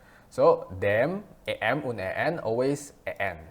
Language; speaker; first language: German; non-native, fluent; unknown